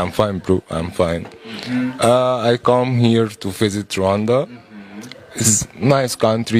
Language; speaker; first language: English; non-native, learner; Arabic